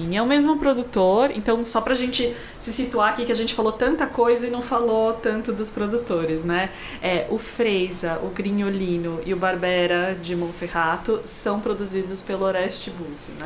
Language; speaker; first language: Portuguese; native; Portuguese